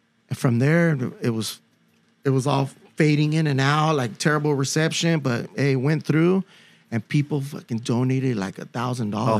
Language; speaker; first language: English; early bilingual, other home language; Spanish